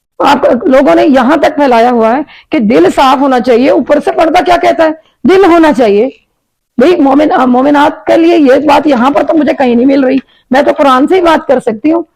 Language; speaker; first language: Urdu; native; Urdu